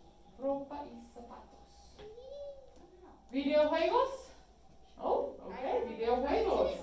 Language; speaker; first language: Spanish; non-native, fluent; English